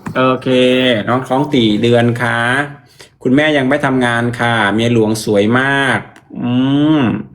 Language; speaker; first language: Thai; native; Thai